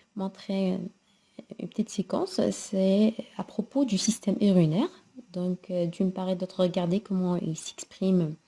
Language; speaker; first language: French; non-native, local second language; Arabic